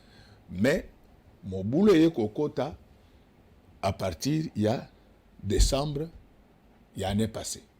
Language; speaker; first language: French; non-native, local second language; Lingala